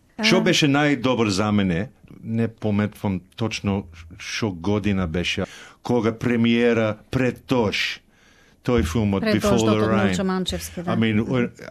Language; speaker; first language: Macedonian; early bilingual, heritage; Macedonian